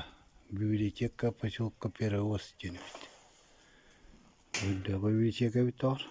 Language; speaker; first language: Russian; non-native, local second language; Yakut